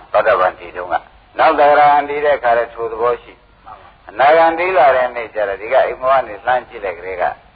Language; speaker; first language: Burmese; native; Burmese